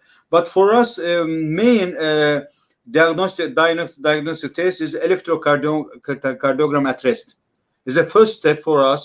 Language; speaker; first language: English; non-native, learner; Russian